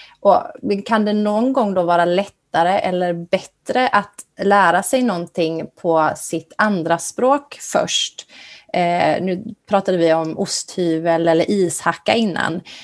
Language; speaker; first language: Swedish; native; Swedish